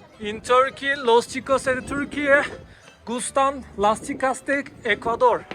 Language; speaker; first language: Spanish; non-native, learner; Turkish